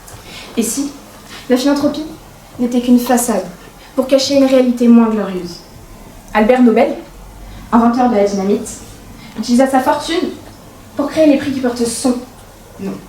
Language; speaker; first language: French; native; French